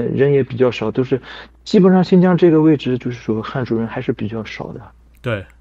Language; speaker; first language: Chinese; non-native, local second language; Kazakh